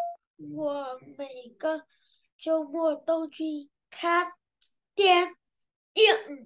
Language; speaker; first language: Chinese; non-native, learner; Vietnamese